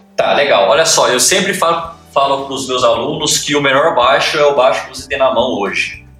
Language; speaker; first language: Portuguese; native; Portuguese